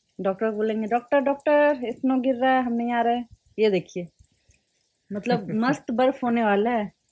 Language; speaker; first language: Hindi; native; Hindi